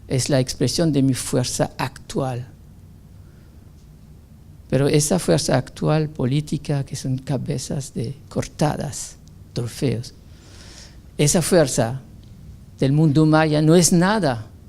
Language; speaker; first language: Spanish; non-native, fluent; French